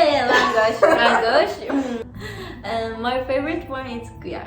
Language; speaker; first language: English; non-native, learner; Japanese